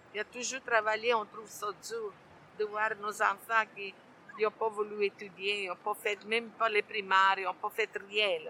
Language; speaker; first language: French; non-native, fluent; Italian